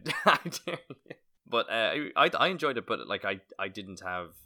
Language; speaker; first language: English; native; English